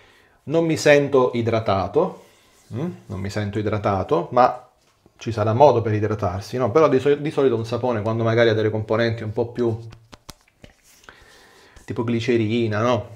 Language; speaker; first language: Italian; native; Italian